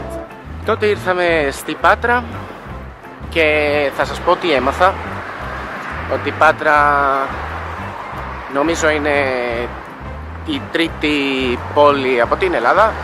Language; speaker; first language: Greek; non-native, learner; Spanish